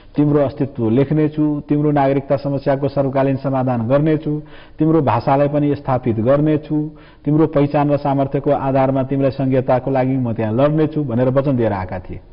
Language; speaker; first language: Nepali; non-native, local second language; Maithili